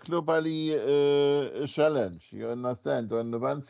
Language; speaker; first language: English; non-native, fluent; German